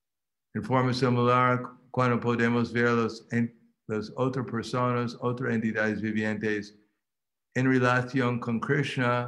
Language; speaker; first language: Spanish; non-native, fluent; English